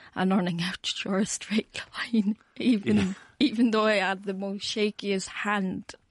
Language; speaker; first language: English; native; English